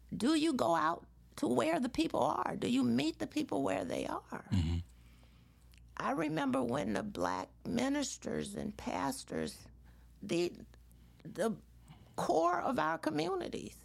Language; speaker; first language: English; native; English